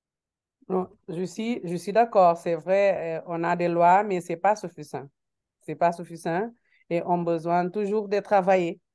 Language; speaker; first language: French; non-native, learner; Portuguese